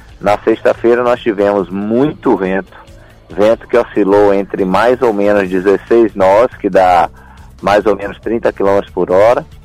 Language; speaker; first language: Portuguese; native; Portuguese